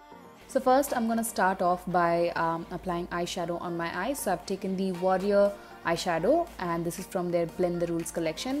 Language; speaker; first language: English; non-native, local second language; Tamil